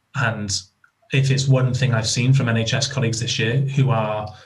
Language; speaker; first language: English; native; English